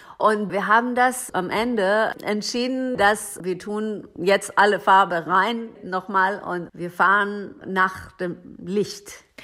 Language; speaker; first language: German; non-native, learner; Persian